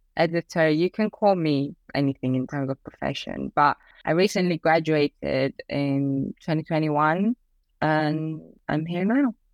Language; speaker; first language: English; early bilingual, other home language; Persian